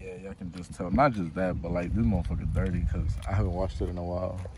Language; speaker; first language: English; early bilingual, other home language; Spanish